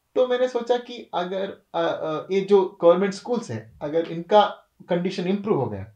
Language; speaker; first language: Hindi; non-native, local second language; Kannada